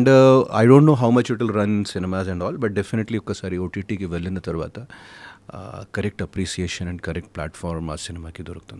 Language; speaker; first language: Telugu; non-native, fluent; Hindi